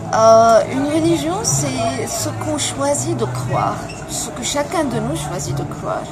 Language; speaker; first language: French; non-native, local second language; Arabic